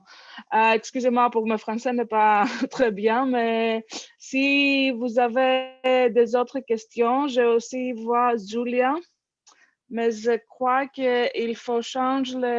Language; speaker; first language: French; non-native, learner; English